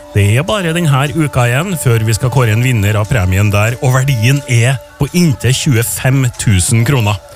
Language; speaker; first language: Norwegian; native; Norwegian